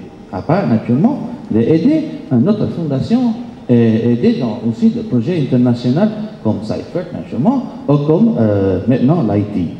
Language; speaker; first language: French; non-native, fluent; Spanish